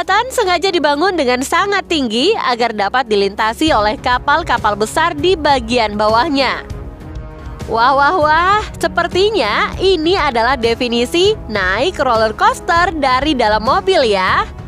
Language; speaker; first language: Indonesian; native; Indonesian